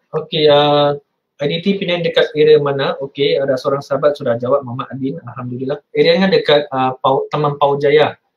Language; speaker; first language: Malay; non-native, local second language; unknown